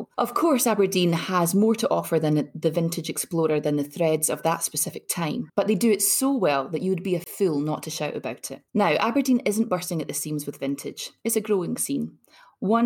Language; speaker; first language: English; native; English